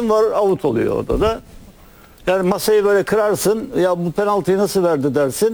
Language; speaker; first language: Turkish; native; Turkish